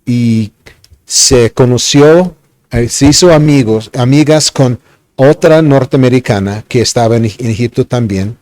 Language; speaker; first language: Spanish; non-native, fluent; English